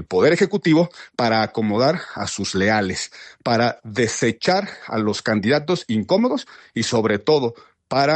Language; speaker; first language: Spanish; native; Spanish